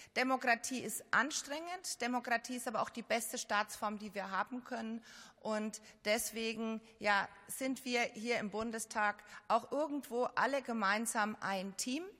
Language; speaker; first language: German; native; German